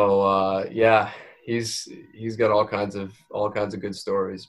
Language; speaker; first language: English; native; English